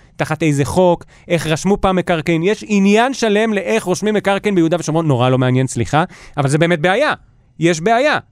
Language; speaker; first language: Hebrew; native; Hebrew